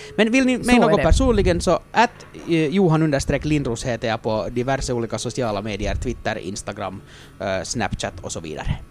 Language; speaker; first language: Swedish; native; Swedish